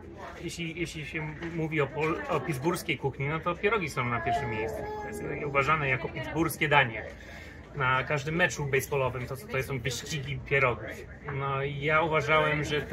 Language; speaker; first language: Polish; early bilingual, heritage; English